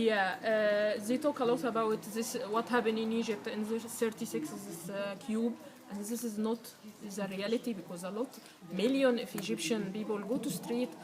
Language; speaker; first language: English; non-native, learner; Arabic